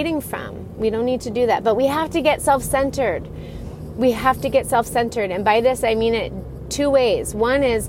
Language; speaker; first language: English; native; English